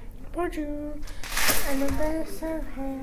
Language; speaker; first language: French; non-native, learner; English